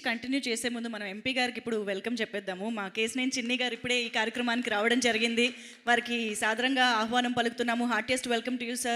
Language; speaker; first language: Telugu; native; Telugu